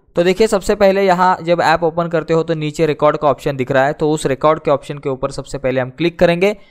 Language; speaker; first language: Hindi; non-native, local second language; Marathi